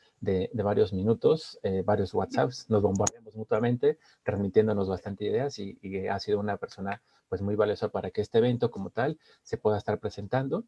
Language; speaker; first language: Spanish; native; Spanish